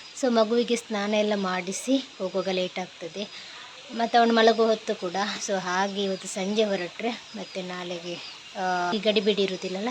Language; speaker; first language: Kannada; non-native, local second language; Tulu